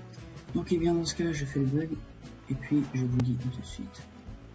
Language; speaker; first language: French; native; French